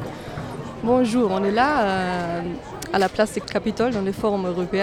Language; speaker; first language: French; non-native, learner; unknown